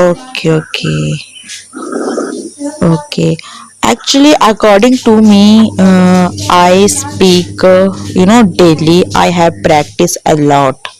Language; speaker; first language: English; non-native, learner; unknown